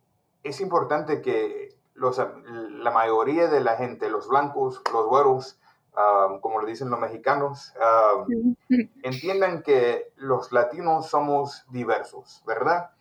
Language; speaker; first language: Spanish; early bilingual, heritage; Spanish